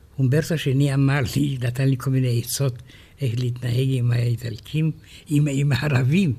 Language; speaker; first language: Hebrew; non-native, fluent; Romanian